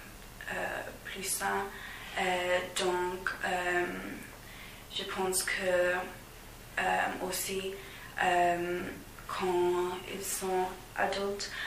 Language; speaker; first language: French; non-native, learner; English